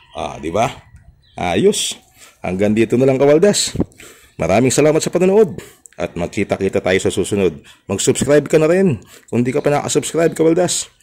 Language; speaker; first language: Filipino; native; Filipino